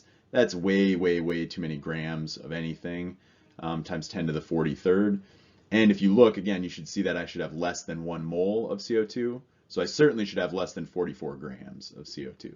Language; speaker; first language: English; native; English